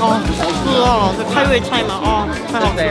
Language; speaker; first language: Chinese; non-native, fluent; Korean